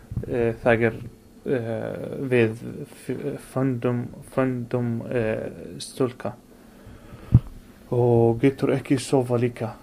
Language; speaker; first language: Icelandic; non-native, learner; Arabic